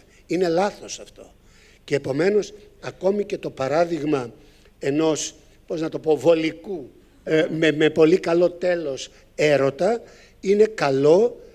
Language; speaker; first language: Greek; native; Greek